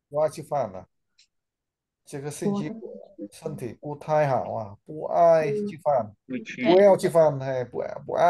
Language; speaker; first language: Chinese; non-native, learner; Vietnamese